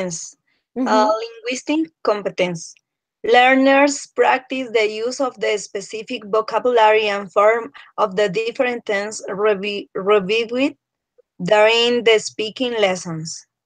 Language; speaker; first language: English; non-native, learner; Spanish